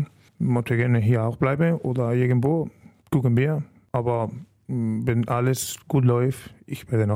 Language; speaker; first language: German; non-native, learner; Spanish